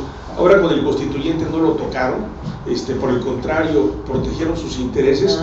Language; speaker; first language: Spanish; native; Spanish